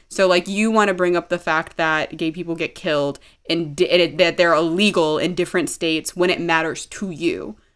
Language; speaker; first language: English; early bilingual, other home language; Amharic